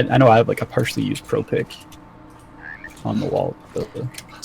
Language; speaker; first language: English; native; English